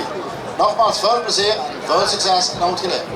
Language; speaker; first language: Dutch; native; Dutch